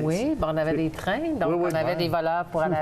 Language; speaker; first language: French; native; French